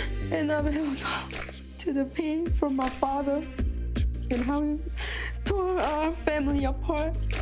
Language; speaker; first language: English; non-native, fluent; Korean